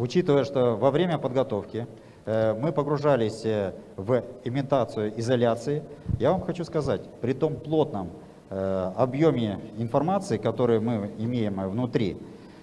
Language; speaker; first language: Russian; native; Russian